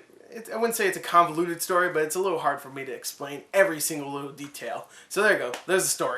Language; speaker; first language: English; native; English